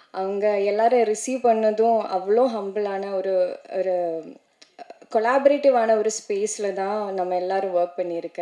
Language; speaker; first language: Tamil; non-native, learner; Malayalam